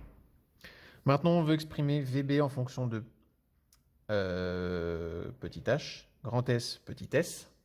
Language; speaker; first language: French; native; French